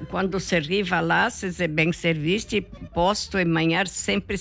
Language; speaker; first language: Italian; early bilingual, heritage; Portuguese